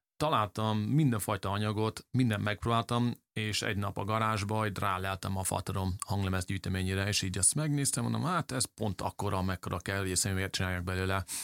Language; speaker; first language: Hungarian; early bilingual, heritage; English